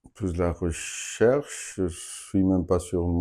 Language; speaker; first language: French; non-native, fluent; Spanish